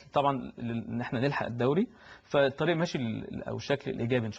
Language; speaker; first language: Arabic; native; Arabic